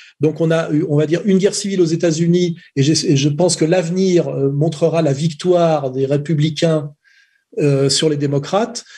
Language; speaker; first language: French; native; French